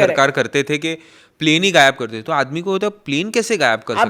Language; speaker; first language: Hindi; native; Hindi